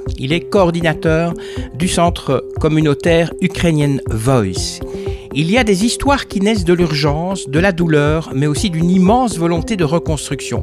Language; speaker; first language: French; native; French